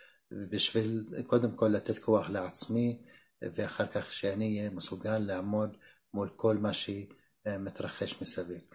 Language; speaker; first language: Hebrew; non-native, local second language; Arabic